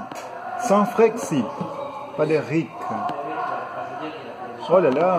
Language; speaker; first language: French; non-native, fluent; Spanish